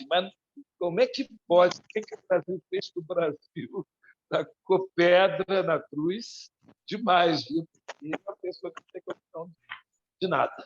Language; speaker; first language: Portuguese; native; Portuguese